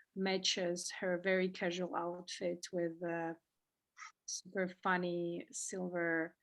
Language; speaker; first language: English; non-native, fluent; Georgian